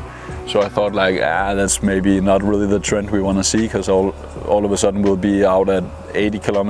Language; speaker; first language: English; non-native, fluent; Danish